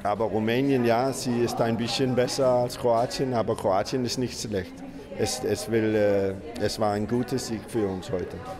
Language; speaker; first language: German; non-native, fluent; Danish